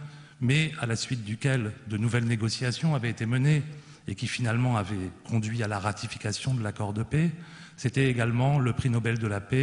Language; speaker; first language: French; native; French